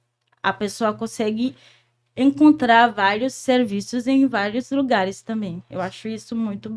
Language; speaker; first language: Portuguese; non-native, fluent; Haitian Creole